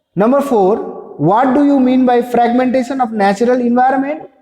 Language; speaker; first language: English; non-native, local second language; Nepali